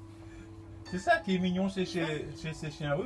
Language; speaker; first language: French; native; French